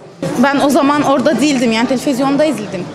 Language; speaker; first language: Turkish; early bilingual, other home language; Arabic